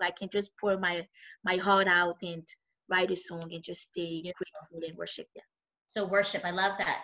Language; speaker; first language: English; non-native, fluent; French